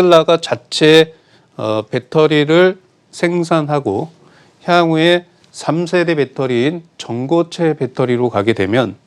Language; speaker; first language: Korean; native; Korean